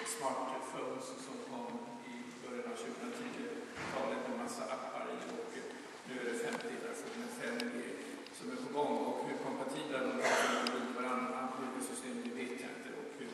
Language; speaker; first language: Swedish; native; Swedish